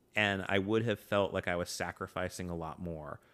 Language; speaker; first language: English; native; English